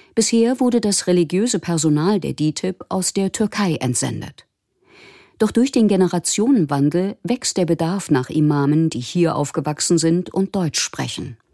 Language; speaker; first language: German; native; German